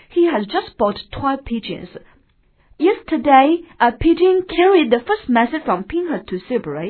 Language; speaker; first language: English; non-native, fluent; Chinese